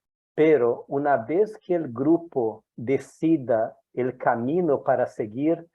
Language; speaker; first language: Spanish; non-native, fluent; Portuguese